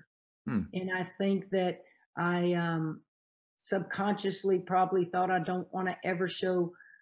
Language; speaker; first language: English; native; English